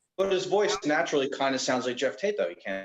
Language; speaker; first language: English; native; English